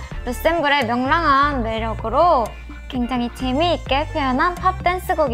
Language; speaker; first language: Korean; native; Korean